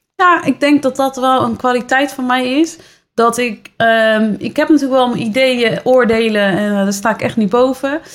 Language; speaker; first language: Dutch; native; Dutch